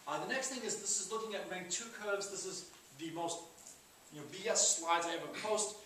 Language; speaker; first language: English; native; English